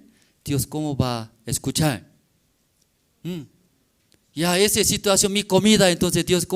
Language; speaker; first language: Spanish; non-native, learner; Korean